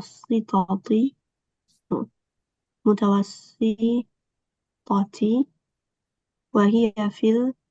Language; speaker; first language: Arabic; non-native, learner; English